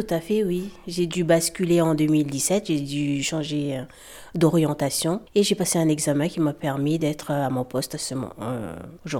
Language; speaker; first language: French; native; French